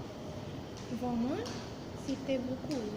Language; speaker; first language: French; non-native, learner; Malay